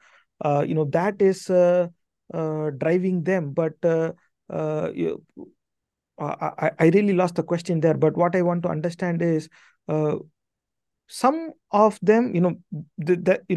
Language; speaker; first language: English; non-native, local second language; Tamil